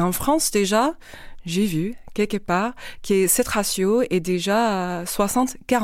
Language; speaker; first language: French; non-native, fluent; English